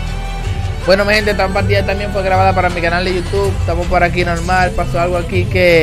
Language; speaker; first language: Spanish; native; Spanish